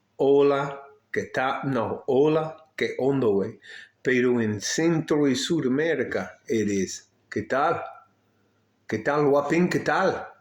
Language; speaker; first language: Spanish; non-native, learner; English